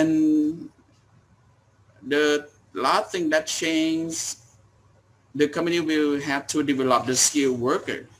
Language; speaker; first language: English; non-native, learner; Thai